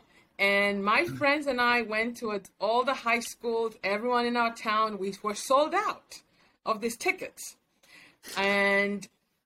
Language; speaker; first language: English; non-native, local second language; Swahili